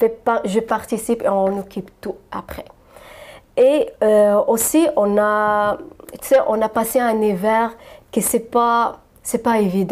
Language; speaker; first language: French; non-native, local second language; Arabic